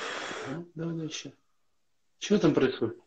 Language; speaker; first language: Russian; native; Russian